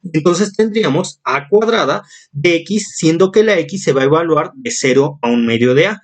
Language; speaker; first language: Spanish; native; Spanish